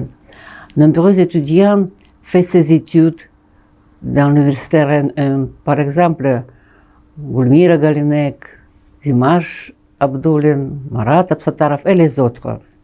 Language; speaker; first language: French; non-native, fluent; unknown